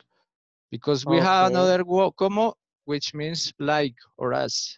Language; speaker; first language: English; non-native, learner; Spanish